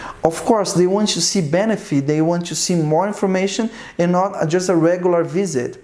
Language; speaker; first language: English; non-native, fluent; Portuguese